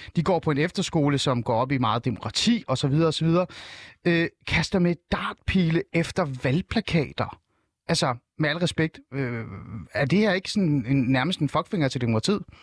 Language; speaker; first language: Danish; early bilingual, other home language; Persian